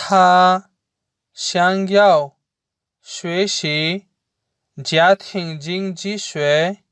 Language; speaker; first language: Chinese; non-native, learner; Urdu